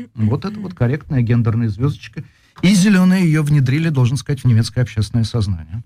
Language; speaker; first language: Russian; native; Russian